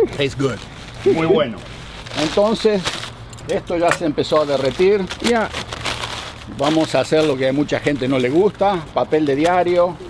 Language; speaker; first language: Spanish; native; Spanish